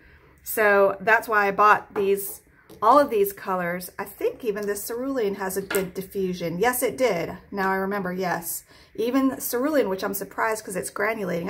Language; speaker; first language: English; native; English